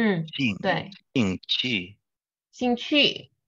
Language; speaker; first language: Chinese; non-native, fluent; Vietnamese